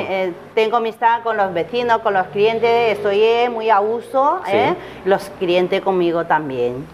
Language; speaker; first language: Spanish; non-native, learner; Chinese